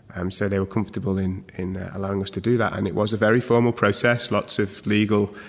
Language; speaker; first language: English; native; English